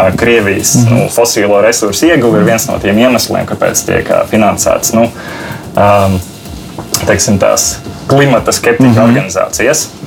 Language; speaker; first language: Latvian; native; Latvian